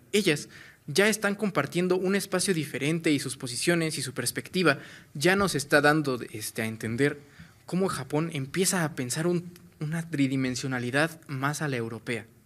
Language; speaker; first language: Spanish; native; Spanish